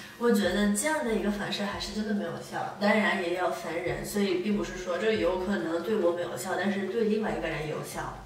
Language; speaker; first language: Chinese; non-native, fluent; Italian